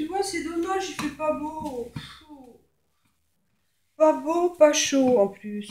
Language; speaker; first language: French; native; French